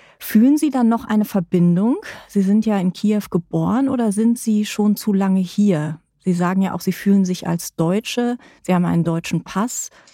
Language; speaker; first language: German; native; German